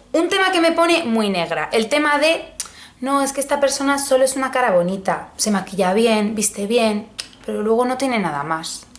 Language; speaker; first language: Spanish; native; Spanish